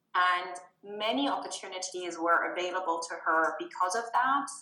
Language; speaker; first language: English; non-native, fluent; German